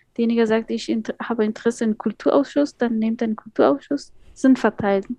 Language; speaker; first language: German; non-native, fluent; Persian